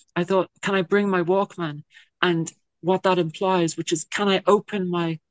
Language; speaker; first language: English; native; English